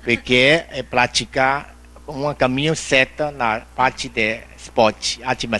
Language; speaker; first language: Portuguese; non-native, learner; Chinese